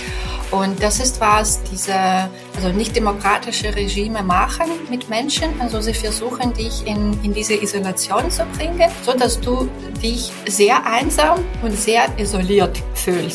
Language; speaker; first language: German; non-native, fluent; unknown